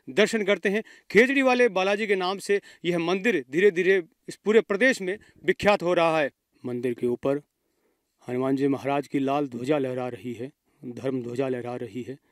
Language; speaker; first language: Hindi; native; Hindi